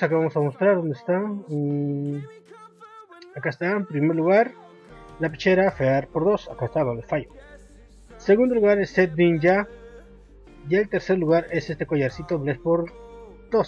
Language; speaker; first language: Spanish; native; Spanish